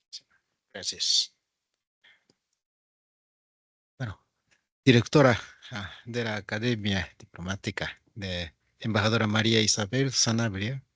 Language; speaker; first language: Spanish; non-native, fluent; Japanese